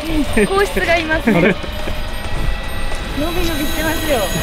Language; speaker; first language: Japanese; native; Japanese